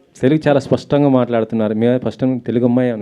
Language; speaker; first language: Telugu; native; Telugu